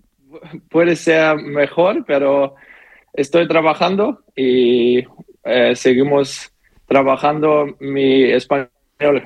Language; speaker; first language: Spanish; non-native, learner; German